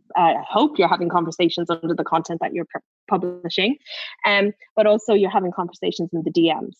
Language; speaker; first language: English; native; English